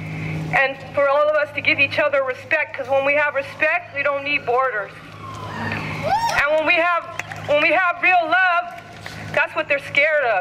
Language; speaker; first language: English; native; English